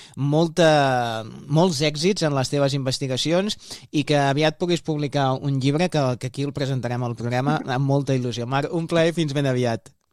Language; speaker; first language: Catalan; native; Catalan